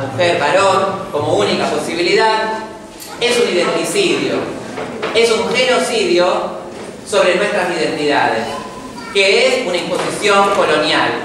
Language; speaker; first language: Spanish; native; Spanish